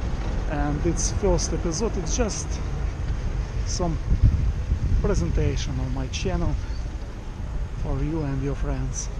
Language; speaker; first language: English; non-native, learner; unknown